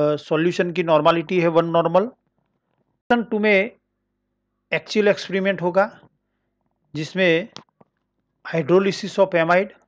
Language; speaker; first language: Hindi; non-native, local second language; Marathi